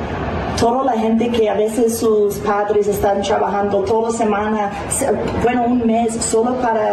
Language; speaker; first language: Spanish; non-native, fluent; English